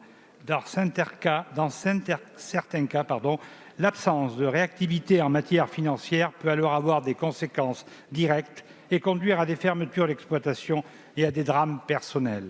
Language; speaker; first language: French; native; French